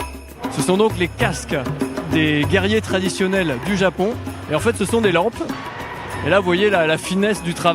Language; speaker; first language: French; native; French